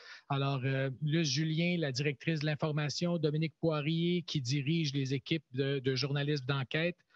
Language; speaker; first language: French; native; French